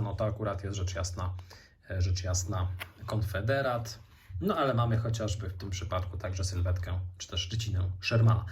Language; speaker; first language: Polish; native; Polish